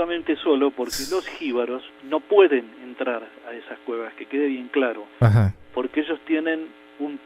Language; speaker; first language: Spanish; native; Spanish